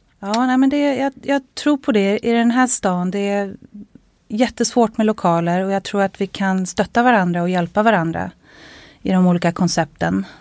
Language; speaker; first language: Swedish; native; Swedish